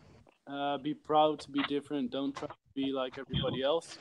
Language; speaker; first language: English; early bilingual, heritage; English